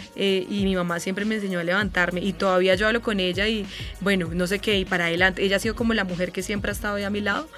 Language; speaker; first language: Spanish; native; Spanish